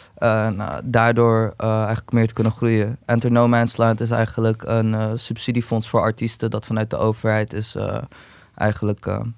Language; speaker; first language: Dutch; early bilingual, other home language; Turkish